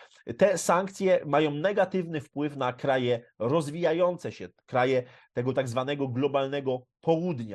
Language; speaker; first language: Polish; native; Polish